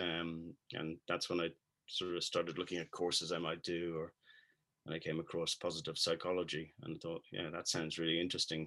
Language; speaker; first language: English; native; English